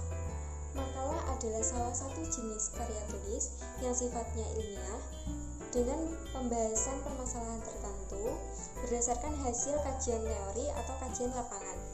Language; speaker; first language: Indonesian; native; Indonesian